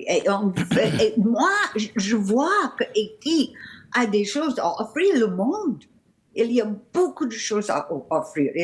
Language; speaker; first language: French; non-native, learner; English